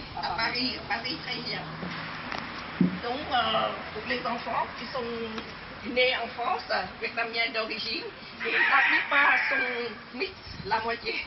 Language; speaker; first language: French; non-native, fluent; Vietnamese